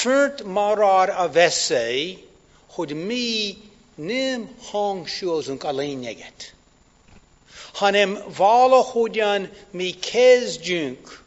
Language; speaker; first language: Hungarian; non-native, fluent; English